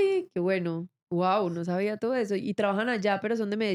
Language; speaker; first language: Spanish; native; Spanish